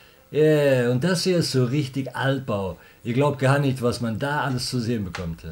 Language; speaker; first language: German; native; German